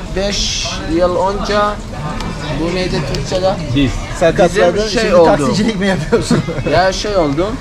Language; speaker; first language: Turkish; non-native, fluent; Kurdish